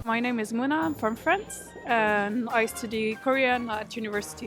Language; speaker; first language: English; non-native, fluent; French